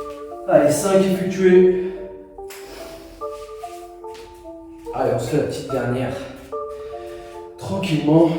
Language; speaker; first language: French; native; French